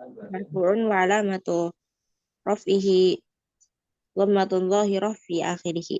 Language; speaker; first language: Arabic; non-native, learner; Indonesian